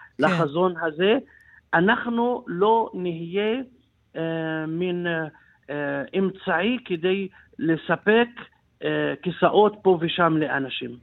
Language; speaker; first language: Hebrew; non-native, local second language; Arabic